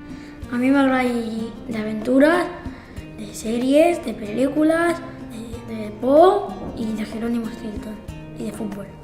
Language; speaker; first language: Catalan; non-native, local second language; Spanish